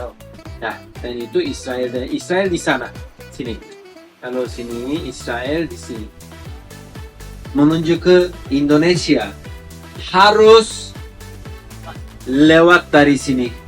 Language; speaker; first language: Indonesian; non-native, learner; Turkish